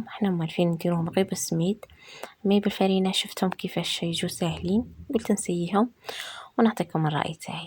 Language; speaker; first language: Arabic; native; Arabic